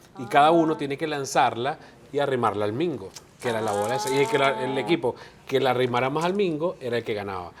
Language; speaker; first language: Spanish; native; Spanish